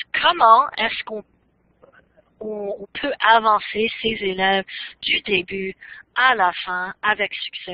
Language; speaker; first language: French; non-native, fluent; English